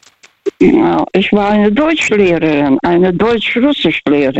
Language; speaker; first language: German; early bilingual, heritage; Russian